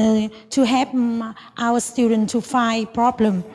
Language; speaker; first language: English; non-native, learner; Vietnamese